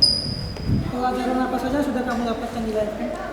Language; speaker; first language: Indonesian; native; Indonesian